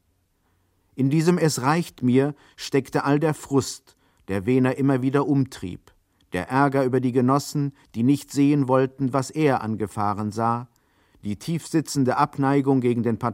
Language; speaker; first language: German; native; German